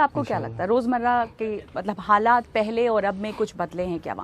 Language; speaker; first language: Hindi; native; Hindi